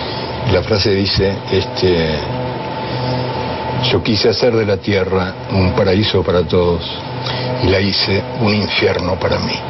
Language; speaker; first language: Spanish; native; Spanish